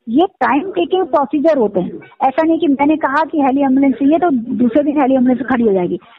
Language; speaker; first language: Hindi; native; Hindi